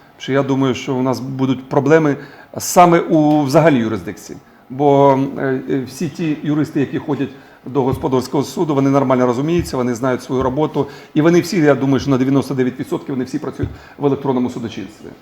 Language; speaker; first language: Ukrainian; non-native, local second language; Russian